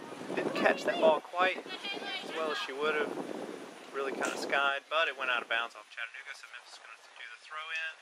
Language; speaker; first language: English; native; English